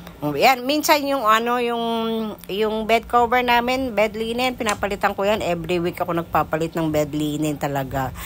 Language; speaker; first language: Filipino; non-native, local second language; Hiligaynon